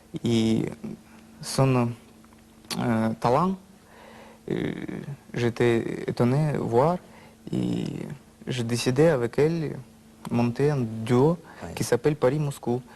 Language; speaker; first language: French; non-native, learner; Russian